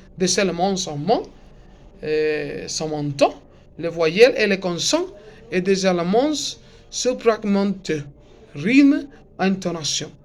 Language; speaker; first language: French; non-native, learner; Spanish